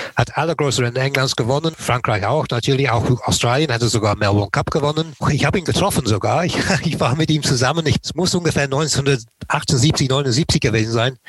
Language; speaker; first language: German; non-native, fluent; English